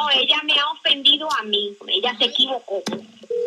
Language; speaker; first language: Spanish; native; Spanish